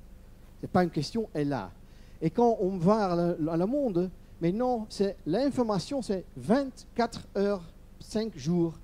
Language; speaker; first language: French; non-native, learner; Dutch